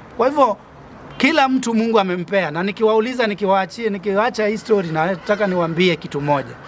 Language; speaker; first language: Swahili; non-native, local second language; Luo (Kenya and Tanzania)